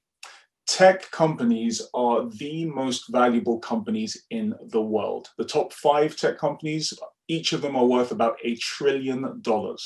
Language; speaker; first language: English; non-native, local second language; Yoruba